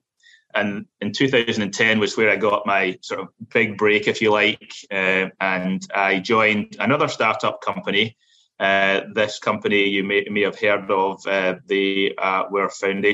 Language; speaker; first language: English; native; English